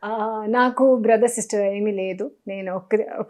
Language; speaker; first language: Telugu; non-native, local second language; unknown